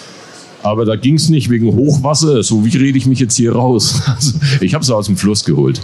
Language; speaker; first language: German; native; German